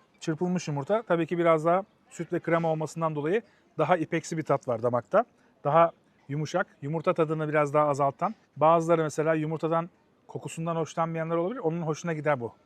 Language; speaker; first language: Turkish; native; Turkish